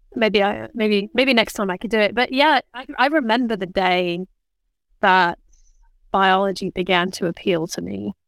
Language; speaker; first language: English; native; English